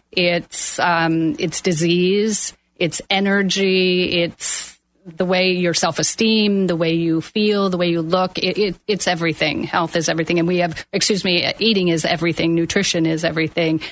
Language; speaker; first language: English; native; English